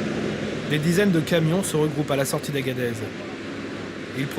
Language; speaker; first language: French; native; French